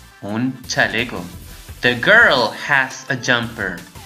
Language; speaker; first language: English; non-native, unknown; Spanish